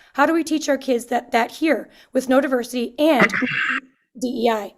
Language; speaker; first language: English; native; English